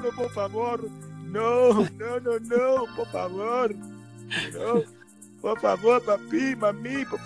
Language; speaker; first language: English; early bilingual, other home language; Haitian Creole